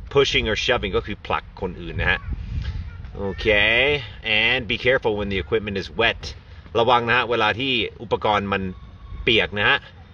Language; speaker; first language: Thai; non-native, fluent; English